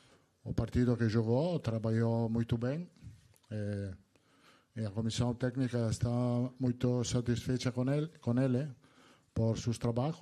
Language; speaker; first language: Spanish; non-native, learner; Italian